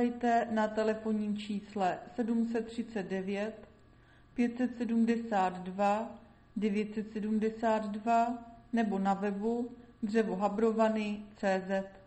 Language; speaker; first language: Czech; native; Czech